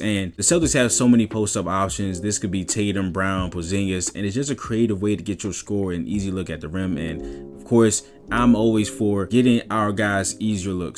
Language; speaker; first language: English; native; English